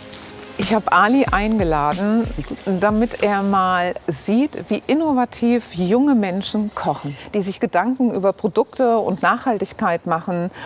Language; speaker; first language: German; native; German